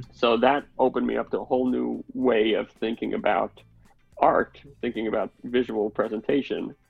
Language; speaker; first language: English; native; English